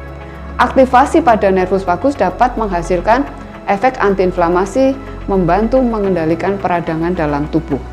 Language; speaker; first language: Indonesian; native; Indonesian